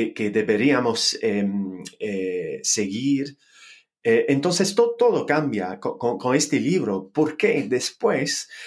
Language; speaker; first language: Spanish; non-native, fluent; English